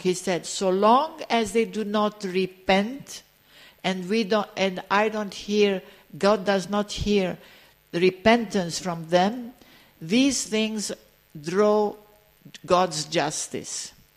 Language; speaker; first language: English; early bilingual, other home language; Greek